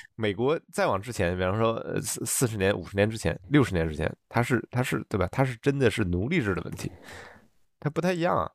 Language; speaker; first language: Chinese; native; Chinese